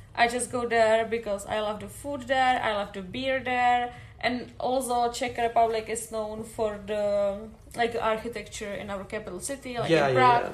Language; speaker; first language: English; non-native, fluent; Czech